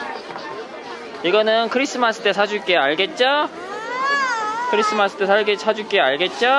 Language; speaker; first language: Korean; native; Korean